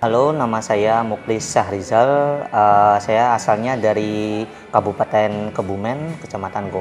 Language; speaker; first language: Indonesian; native; Indonesian